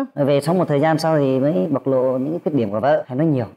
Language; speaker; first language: Vietnamese; native; Vietnamese